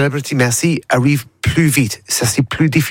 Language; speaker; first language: French; non-native, learner; English